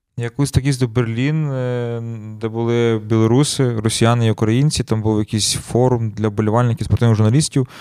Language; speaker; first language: Ukrainian; native; Ukrainian